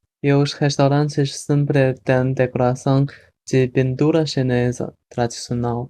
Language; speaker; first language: Portuguese; non-native, fluent; Chinese